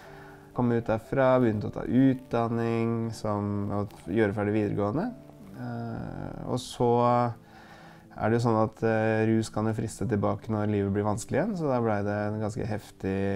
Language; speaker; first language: Norwegian; native; Norwegian